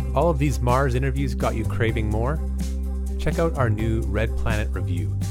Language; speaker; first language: English; native; English